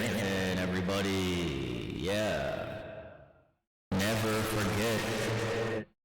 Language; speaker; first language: English; native; English